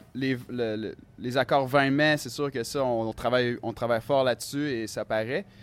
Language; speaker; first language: French; native; French